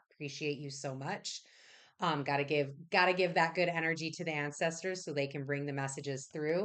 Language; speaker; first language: English; native; English